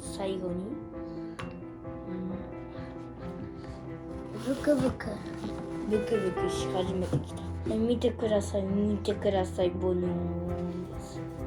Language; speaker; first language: Japanese; early bilingual, other home language; Uyghur